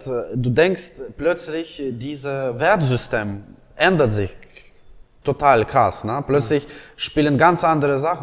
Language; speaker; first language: German; non-native, fluent; Russian